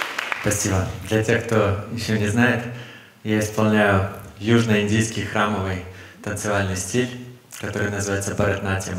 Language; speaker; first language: Russian; native; Russian